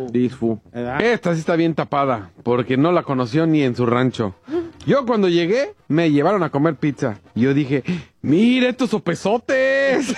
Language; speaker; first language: Spanish; native; Spanish